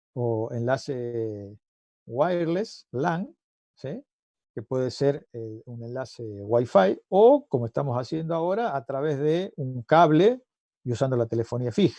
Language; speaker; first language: Spanish; native; Spanish